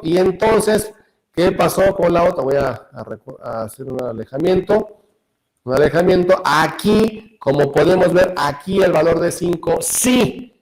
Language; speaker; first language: Spanish; native; Spanish